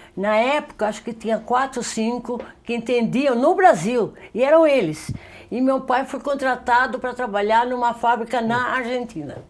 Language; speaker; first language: Portuguese; early bilingual, other home language; Spanish